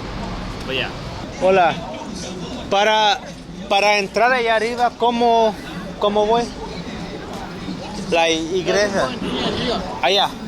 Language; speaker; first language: Spanish; non-native, learner; English